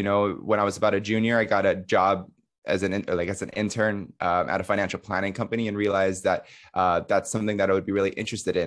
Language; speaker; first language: English; native; English